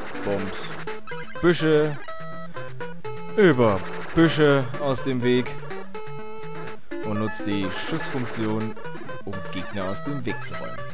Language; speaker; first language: German; native; German